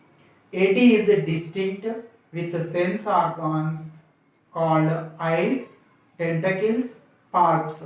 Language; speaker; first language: English; non-native, local second language; Telugu